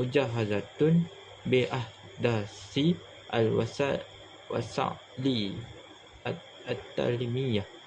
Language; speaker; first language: Arabic; non-native, learner; Malay